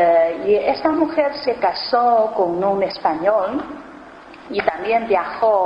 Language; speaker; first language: Spanish; non-native, learner; Chinese